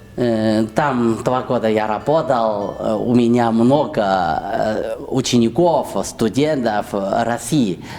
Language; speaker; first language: Russian; non-native, fluent; Chinese